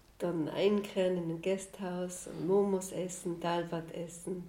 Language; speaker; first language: German; native; German